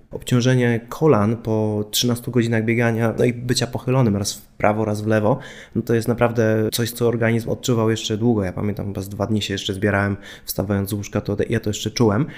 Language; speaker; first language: Polish; native; Polish